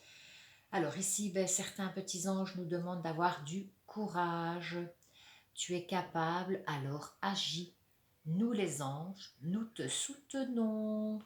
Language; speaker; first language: French; native; French